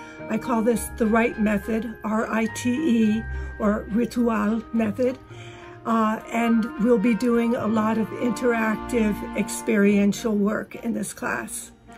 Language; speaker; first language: English; native; English